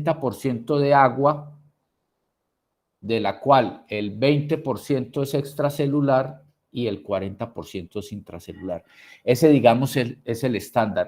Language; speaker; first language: Spanish; native; Spanish